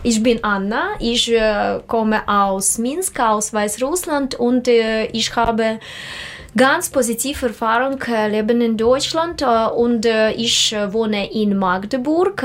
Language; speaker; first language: German; non-native, learner; Russian